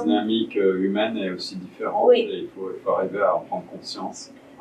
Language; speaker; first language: French; native; French